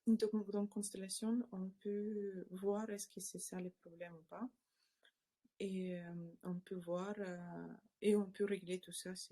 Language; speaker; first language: French; non-native, learner; Russian